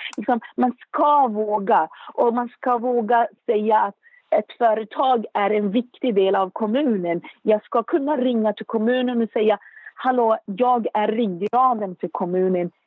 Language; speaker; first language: Swedish; non-native, fluent; Arabic